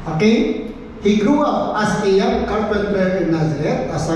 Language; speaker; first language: English; non-native, local second language; Filipino